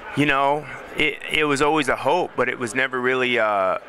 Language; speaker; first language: English; native; English